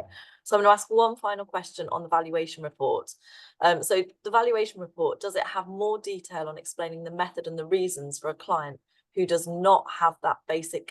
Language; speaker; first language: English; native; English